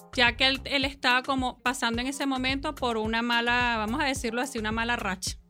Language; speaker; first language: Spanish; early bilingual, other home language; Portuguese